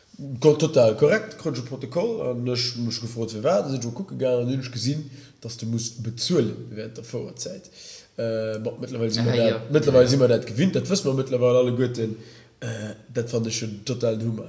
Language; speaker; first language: German; native; German